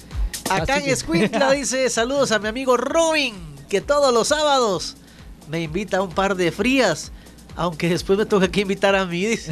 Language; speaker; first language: Spanish; native; Spanish